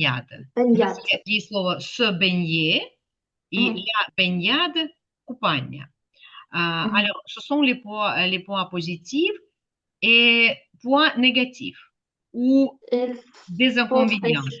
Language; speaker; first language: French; non-native, fluent; Ukrainian